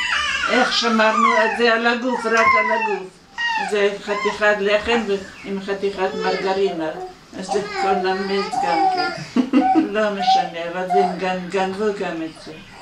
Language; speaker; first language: Hebrew; non-native, fluent; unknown